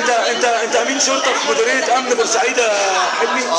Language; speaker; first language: Arabic; native; Arabic